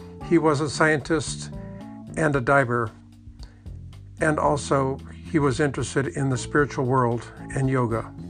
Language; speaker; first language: English; native; English